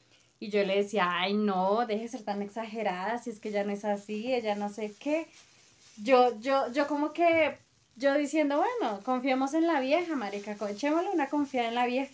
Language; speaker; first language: Spanish; native; Spanish